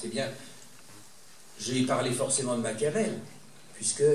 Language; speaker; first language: French; native; French